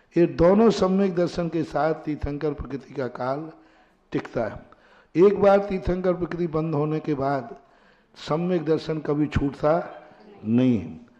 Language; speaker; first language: Hindi; native; Hindi